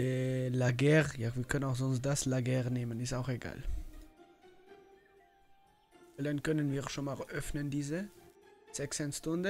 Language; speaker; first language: German; native; German